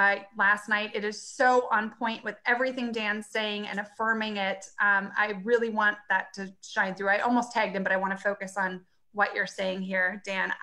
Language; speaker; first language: English; native; English